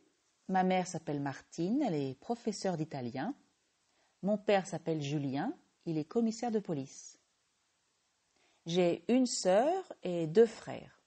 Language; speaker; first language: French; native; French